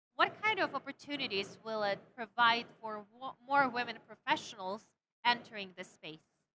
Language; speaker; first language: English; non-native, fluent; Ukrainian